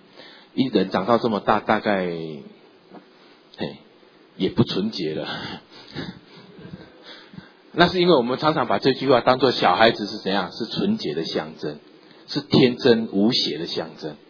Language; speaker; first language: Chinese; native; Chinese